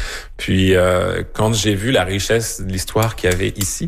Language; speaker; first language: French; native; French